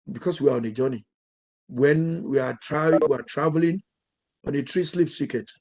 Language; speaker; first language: English; non-native, local second language; Yoruba